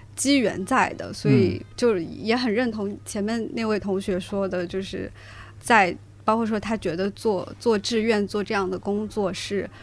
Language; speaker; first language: Chinese; native; Chinese